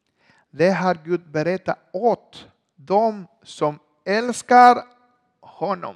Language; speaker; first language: Swedish; non-native, learner; Spanish